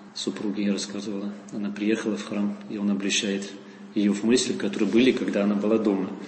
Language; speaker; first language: Russian; non-native, fluent; Dutch